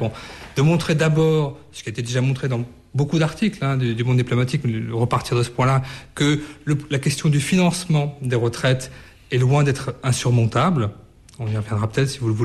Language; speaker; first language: French; native; French